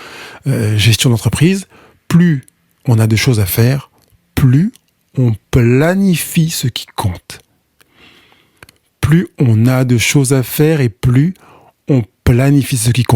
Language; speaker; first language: French; native; French